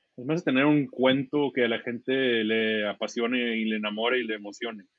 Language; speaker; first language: Spanish; native; Spanish